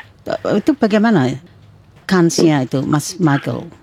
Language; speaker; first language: Indonesian; native; Indonesian